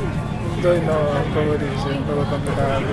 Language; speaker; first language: Spanish; non-native, learner; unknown